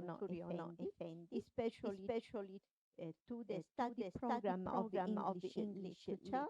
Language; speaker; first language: English; non-native, fluent; Italian